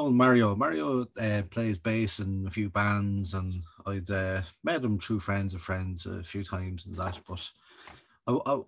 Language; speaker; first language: English; native; English